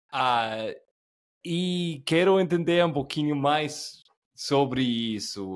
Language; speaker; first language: Portuguese; non-native, fluent; English